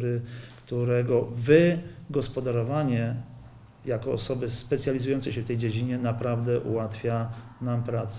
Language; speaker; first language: Polish; native; Polish